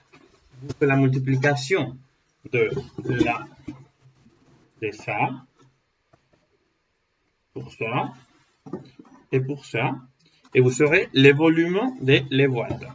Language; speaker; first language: French; non-native, learner; Spanish